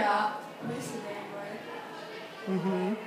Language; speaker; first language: Latvian; non-native, local second language; Russian